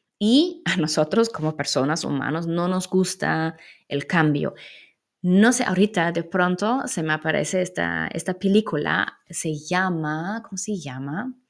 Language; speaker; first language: Spanish; non-native, fluent; German